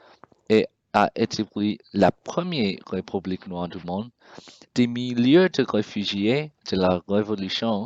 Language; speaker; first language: French; non-native, learner; English